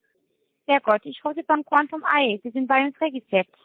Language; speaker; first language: German; non-native, learner; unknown